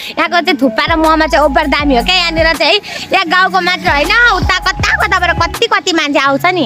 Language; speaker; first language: Nepali; native; Nepali